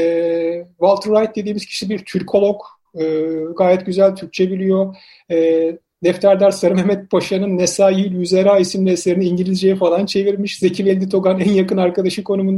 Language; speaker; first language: Turkish; native; Turkish